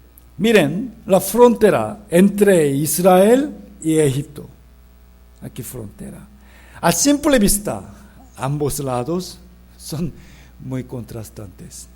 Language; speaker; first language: Spanish; non-native, fluent; Korean